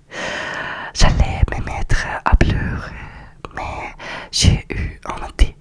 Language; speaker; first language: French; non-native, learner; Russian